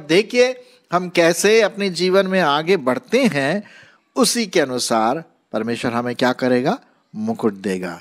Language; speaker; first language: Hindi; non-native, local second language; Marathi